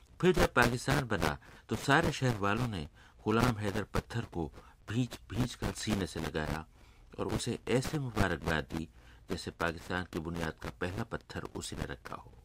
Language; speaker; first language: Urdu; native; Urdu